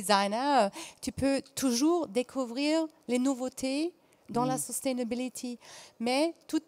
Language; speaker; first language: French; non-native, fluent; German